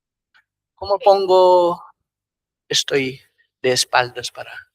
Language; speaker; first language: Spanish; non-native, fluent; Portuguese